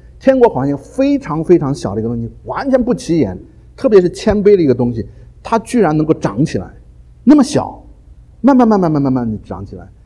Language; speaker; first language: Chinese; native; Chinese